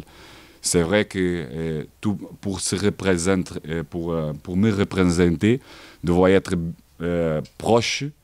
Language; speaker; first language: French; non-native, learner; Portuguese